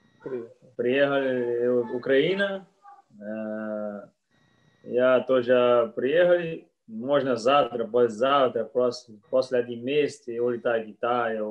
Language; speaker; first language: Ukrainian; non-native, learner; Portuguese